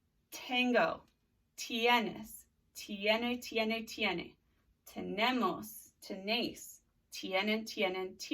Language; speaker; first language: Spanish; non-native, fluent; English